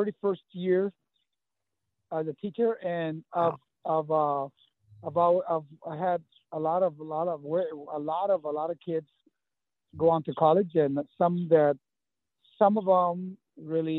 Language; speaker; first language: English; early bilingual, other home language; Spanish